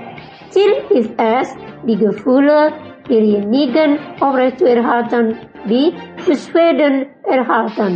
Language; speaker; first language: German; non-native, learner; Indonesian